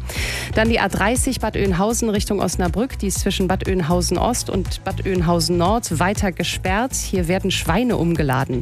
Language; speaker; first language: German; native; German